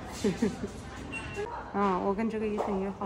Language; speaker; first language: Chinese; non-native, fluent; Russian